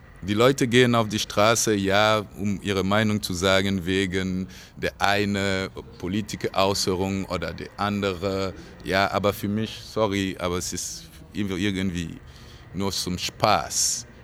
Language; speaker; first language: German; non-native, fluent; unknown